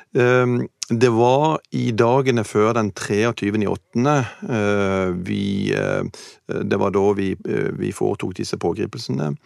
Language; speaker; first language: Norwegian; native; Norwegian